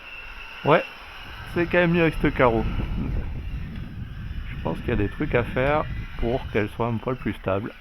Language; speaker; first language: French; native; French